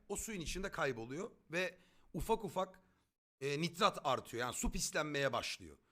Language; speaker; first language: Turkish; native; Turkish